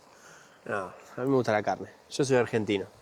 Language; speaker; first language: Spanish; native; Spanish